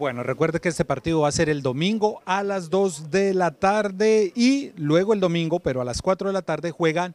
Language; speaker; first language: Spanish; native; Spanish